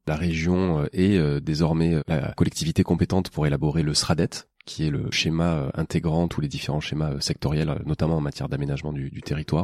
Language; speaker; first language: French; native; French